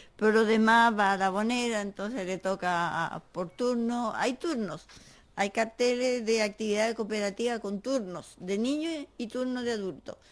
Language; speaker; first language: Spanish; non-native, fluent; French